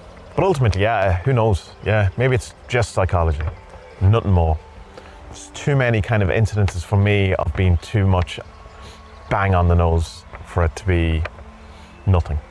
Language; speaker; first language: English; native; English